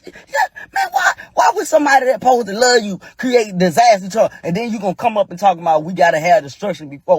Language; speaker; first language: English; native; English